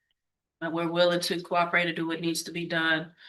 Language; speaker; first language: English; native; English